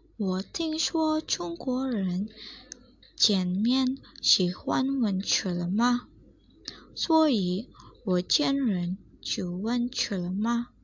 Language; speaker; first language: Chinese; non-native, learner; Indonesian